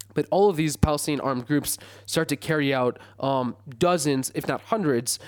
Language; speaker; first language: English; native; English